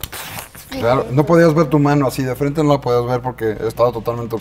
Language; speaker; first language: Spanish; native; Spanish